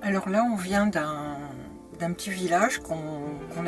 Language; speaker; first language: French; native; French